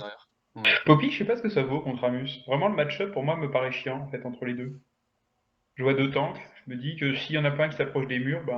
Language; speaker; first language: French; native; French